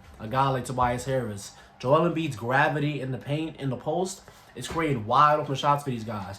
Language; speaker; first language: English; native; English